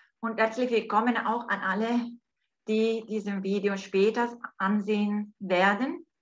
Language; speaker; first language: German; non-native, fluent; Italian